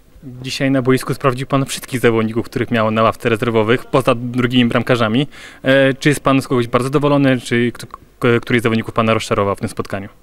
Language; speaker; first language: Polish; native; Polish